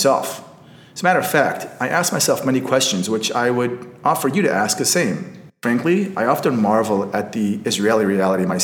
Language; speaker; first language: English; native; English